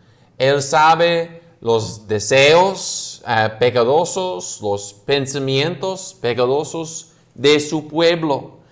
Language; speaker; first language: Spanish; non-native, fluent; English